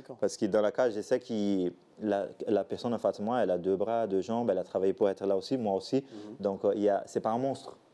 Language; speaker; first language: French; non-native, fluent; Portuguese